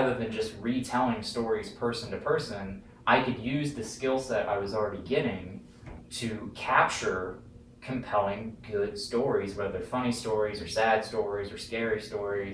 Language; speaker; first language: English; native; English